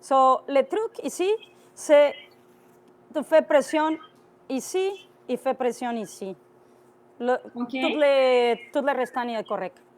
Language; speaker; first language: French; non-native, learner; Spanish